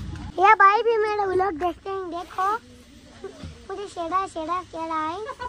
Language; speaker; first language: Hindi; non-native, local second language; Khowar